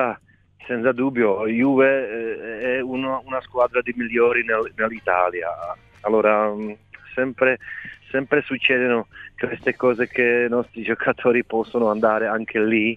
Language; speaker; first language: Italian; non-native, fluent; Czech